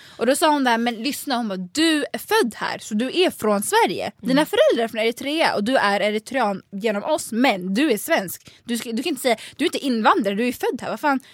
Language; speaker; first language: Swedish; native; Swedish